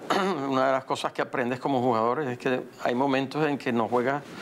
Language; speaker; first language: Spanish; native; Spanish